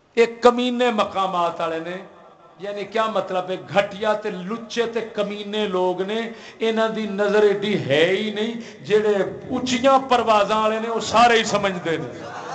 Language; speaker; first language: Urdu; non-native, local second language; Punjabi